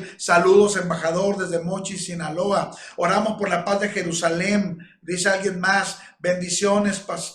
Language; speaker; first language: Spanish; native; Spanish